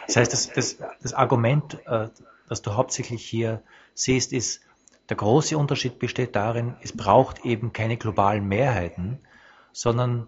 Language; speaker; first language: German; native; German